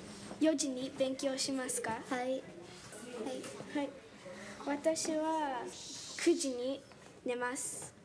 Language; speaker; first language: Japanese; non-native, learner; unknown